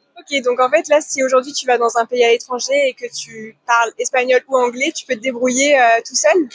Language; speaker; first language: French; native; French